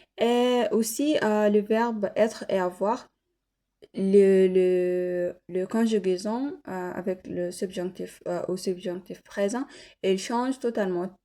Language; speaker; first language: French; non-native, learner; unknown